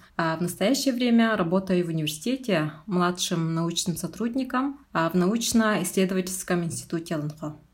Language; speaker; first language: Russian; non-native, local second language; Yakut